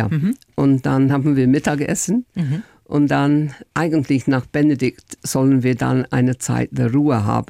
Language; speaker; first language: German; non-native, fluent; English